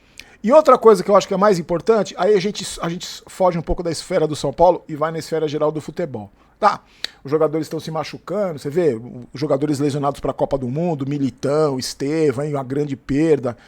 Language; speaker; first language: Portuguese; native; Portuguese